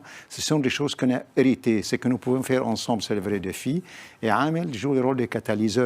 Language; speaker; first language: French; non-native, local second language; Arabic